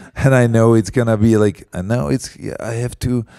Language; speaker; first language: English; non-native, fluent; Czech